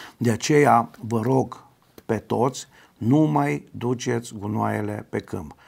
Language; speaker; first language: Romanian; native; Romanian